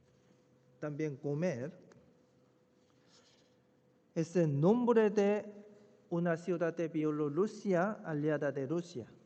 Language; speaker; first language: Spanish; non-native, fluent; Korean